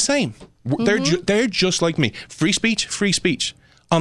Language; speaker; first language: English; native; English